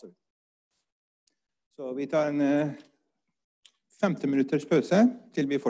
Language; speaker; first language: Norwegian; non-native, fluent; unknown